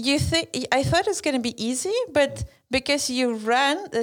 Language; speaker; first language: English; non-native, fluent; Lithuanian